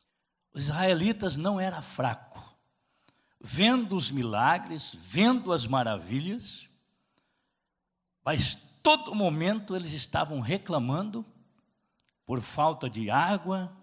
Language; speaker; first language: Portuguese; native; Portuguese